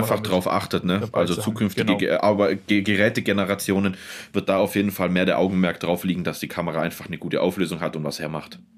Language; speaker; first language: German; native; German